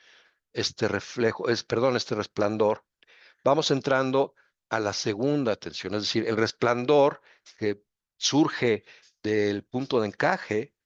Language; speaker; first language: Spanish; native; Spanish